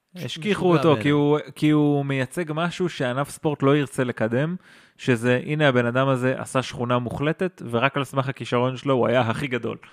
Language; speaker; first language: Hebrew; native; Hebrew